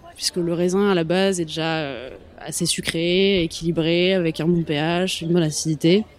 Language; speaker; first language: French; native; French